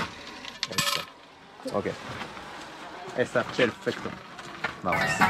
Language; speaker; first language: Spanish; non-native, fluent; Japanese